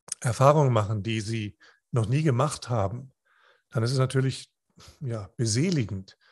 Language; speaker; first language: German; non-native, fluent; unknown